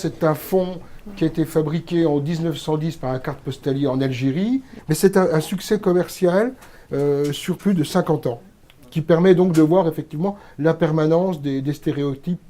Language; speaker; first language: French; native; French